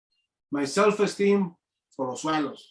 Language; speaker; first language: Spanish; native; Spanish